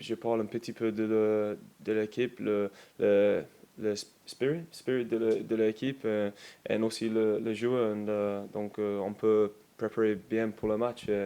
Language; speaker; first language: French; non-native, learner; English